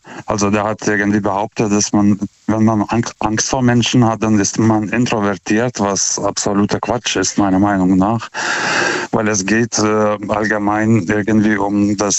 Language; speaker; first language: German; non-native, fluent; Lithuanian